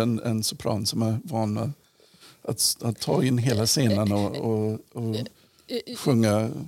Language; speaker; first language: Swedish; non-native, fluent; English